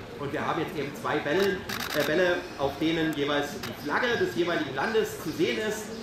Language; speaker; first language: German; native; German